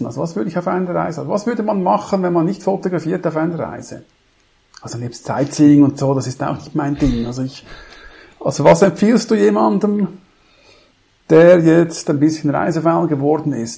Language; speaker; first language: German; native; German